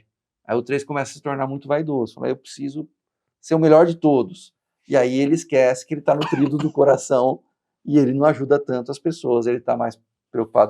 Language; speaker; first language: Portuguese; native; Portuguese